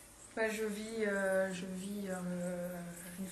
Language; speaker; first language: French; native; French